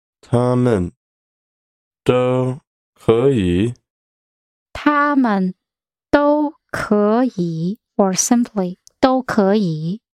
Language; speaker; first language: Chinese; non-native, learner; English